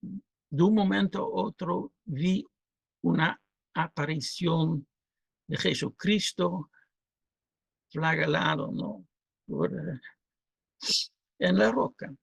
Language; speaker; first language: Spanish; non-native, fluent; Dutch